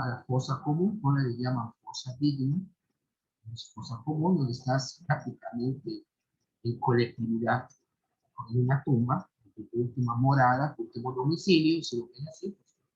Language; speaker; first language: Spanish; native; Spanish